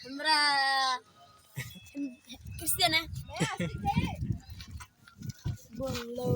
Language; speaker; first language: Hindi; non-native, local second language; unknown